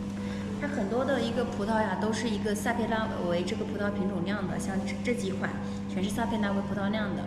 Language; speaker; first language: Chinese; native; Chinese